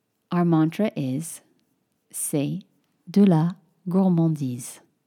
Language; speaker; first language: French; non-native, fluent; English